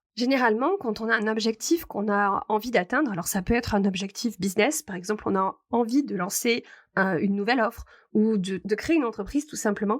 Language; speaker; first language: French; native; French